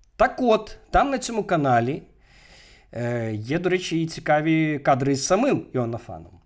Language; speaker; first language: Ukrainian; native; Ukrainian